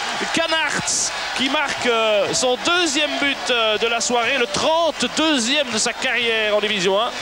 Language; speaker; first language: French; native; French